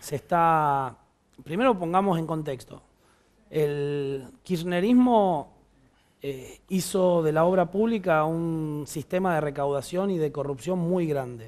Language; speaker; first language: Spanish; native; Spanish